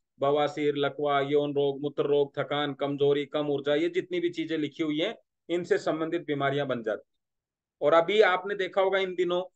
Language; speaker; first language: Hindi; non-native, local second language; Marathi